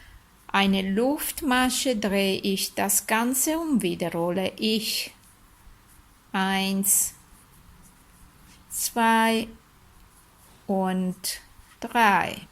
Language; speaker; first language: German; non-native, learner; Italian